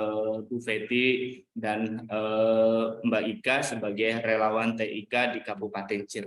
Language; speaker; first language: Indonesian; native; Indonesian